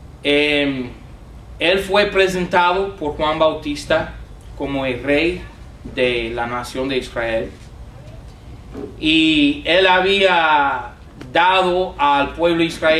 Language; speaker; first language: Spanish; non-native, fluent; English